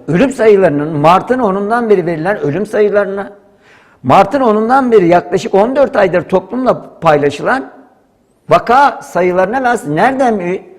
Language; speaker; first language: Turkish; native; Turkish